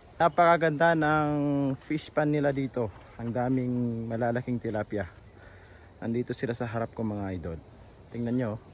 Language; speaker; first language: Filipino; non-native, local second language; Maranao